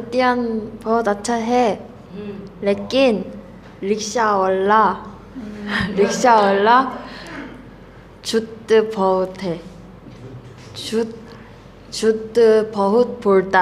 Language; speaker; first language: Hindi; non-native, learner; Korean